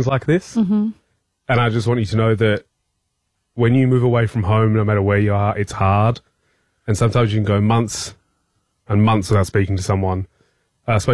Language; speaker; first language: English; native; English